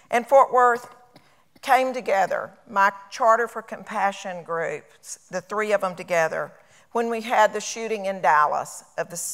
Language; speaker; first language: English; native; English